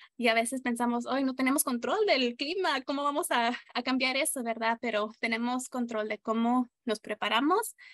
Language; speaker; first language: Spanish; early bilingual, heritage; Spanish